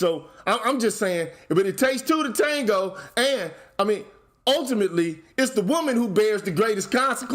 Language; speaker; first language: English; native; English